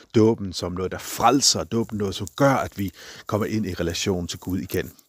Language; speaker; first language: Danish; non-native, local second language; Faroese